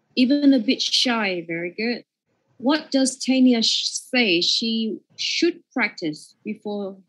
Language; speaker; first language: English; non-native, fluent; Vietnamese